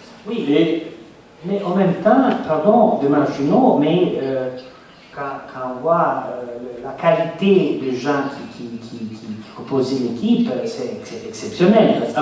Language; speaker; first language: French; non-native, fluent; Italian